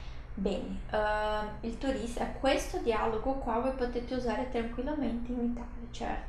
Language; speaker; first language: Italian; non-native, fluent; Portuguese